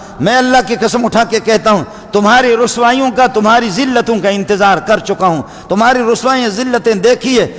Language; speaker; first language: Urdu; non-native, local second language; Baluchi